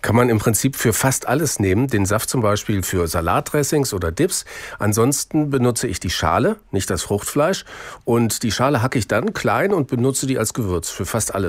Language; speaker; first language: German; native; German